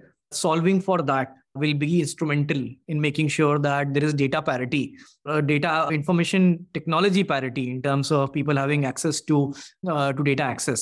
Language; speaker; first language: English; non-native, local second language; Hindi